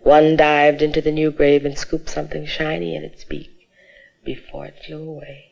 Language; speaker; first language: English; native; English